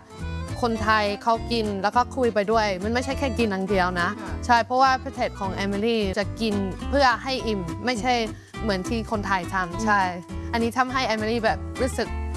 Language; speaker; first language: Thai; non-native, fluent; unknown